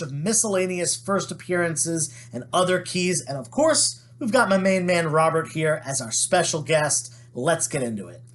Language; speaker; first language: English; native; English